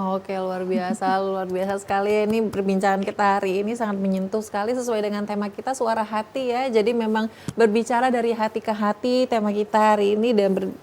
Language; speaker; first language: Indonesian; native; Indonesian